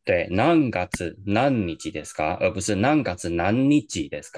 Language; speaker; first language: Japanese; non-native, fluent; Chinese